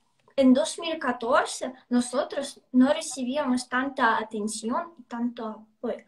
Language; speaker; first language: Spanish; non-native, fluent; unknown